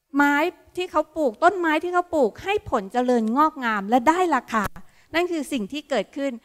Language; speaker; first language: Thai; native; Thai